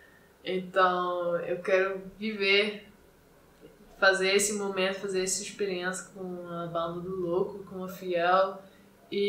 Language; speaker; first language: Portuguese; non-native, fluent; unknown